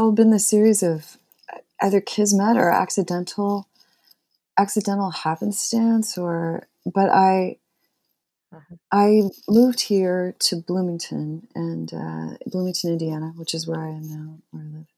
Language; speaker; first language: English; native; English